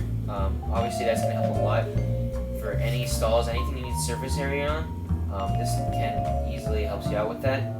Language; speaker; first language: English; native; English